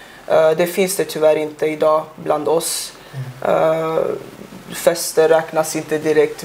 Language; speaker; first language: Swedish; early bilingual, other home language; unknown